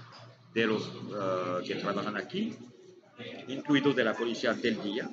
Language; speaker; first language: Spanish; non-native, learner; French